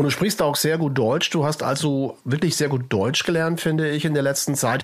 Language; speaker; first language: German; native; German